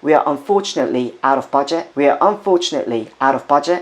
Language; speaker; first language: English; non-native, fluent; Korean